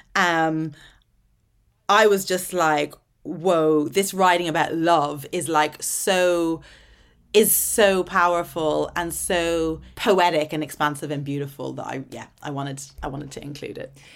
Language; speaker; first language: English; native; English